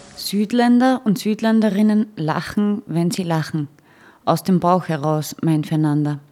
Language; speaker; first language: German; native; German